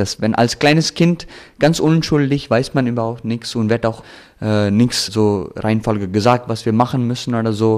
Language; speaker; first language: German; early bilingual, heritage; German